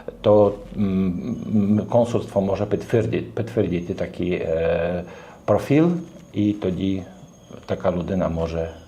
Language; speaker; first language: Ukrainian; non-native, learner; Polish